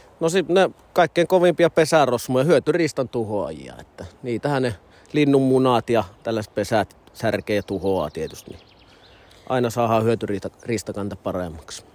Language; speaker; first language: Finnish; native; Finnish